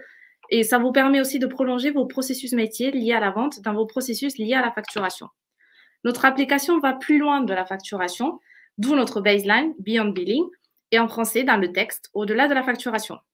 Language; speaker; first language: French; native; French